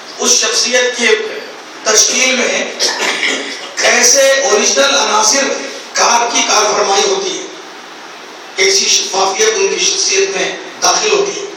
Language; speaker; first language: Urdu; native; Urdu